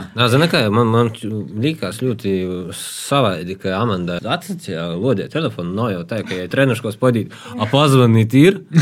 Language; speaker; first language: Latvian; native; Latvian